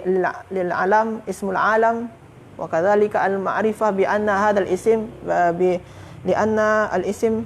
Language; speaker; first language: Arabic; non-native, fluent; Malay